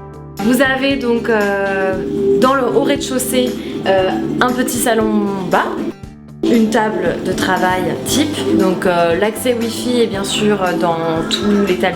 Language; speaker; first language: French; native; French